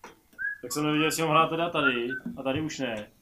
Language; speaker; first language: Czech; native; Czech